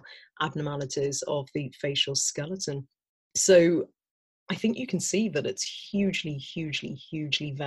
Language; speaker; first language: English; native; English